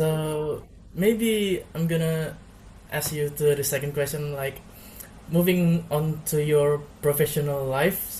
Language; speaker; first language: English; non-native, learner; Indonesian